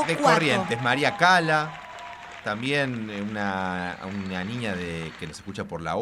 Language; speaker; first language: Spanish; native; Spanish